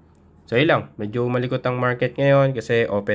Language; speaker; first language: Filipino; native; Filipino